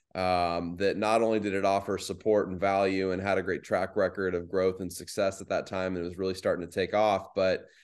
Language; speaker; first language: English; native; English